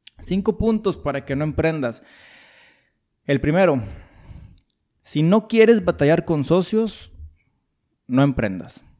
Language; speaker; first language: Spanish; native; Spanish